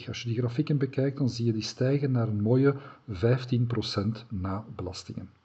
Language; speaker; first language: Dutch; native; Dutch